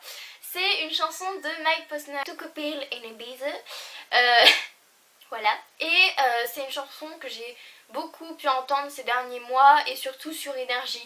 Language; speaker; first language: French; native; French